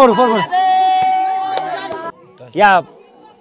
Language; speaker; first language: Portuguese; non-native, learner; Vietnamese